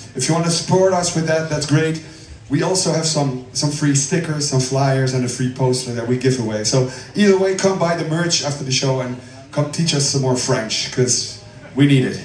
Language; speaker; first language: English; non-native, fluent; Dutch